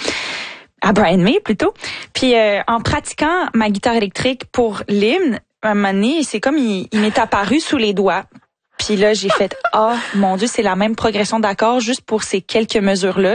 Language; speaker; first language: French; native; French